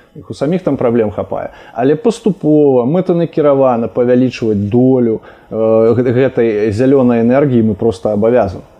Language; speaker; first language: Belarusian; non-native, local second language; Russian